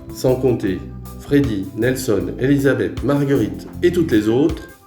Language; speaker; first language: French; native; French